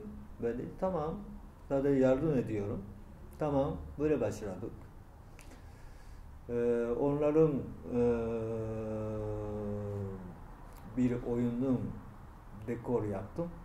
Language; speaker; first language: Turkish; non-native, learner; Japanese